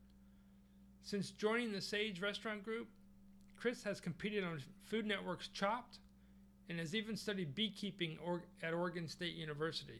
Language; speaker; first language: English; native; English